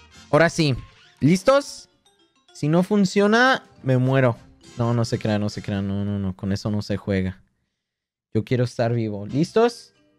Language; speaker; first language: Spanish; early bilingual, heritage; Spanish